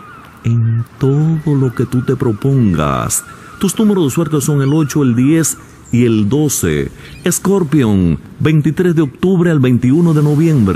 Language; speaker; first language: Spanish; native; Spanish